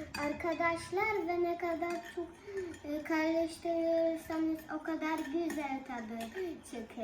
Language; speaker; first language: Turkish; early bilingual, heritage; Turkish